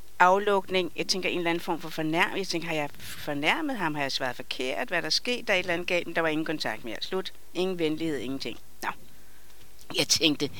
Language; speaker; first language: Danish; native; Danish